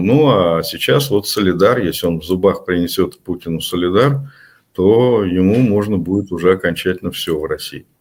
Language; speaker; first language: Russian; native; Russian